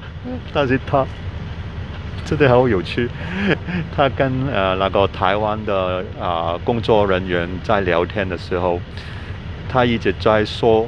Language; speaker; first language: Chinese; non-native, fluent; Cantonese